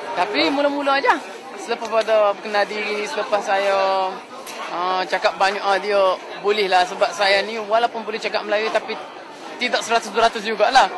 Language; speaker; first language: Malay; non-native, fluent; Arabic